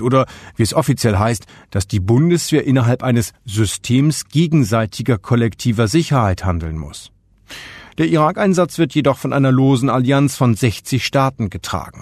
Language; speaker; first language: German; native; German